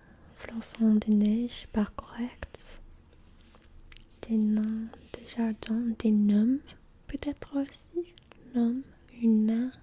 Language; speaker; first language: French; non-native, learner; English